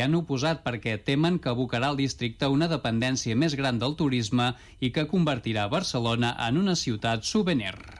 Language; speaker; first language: Catalan; native; Catalan